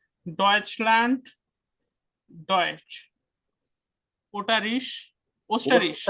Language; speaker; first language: German; non-native, learner; Bangla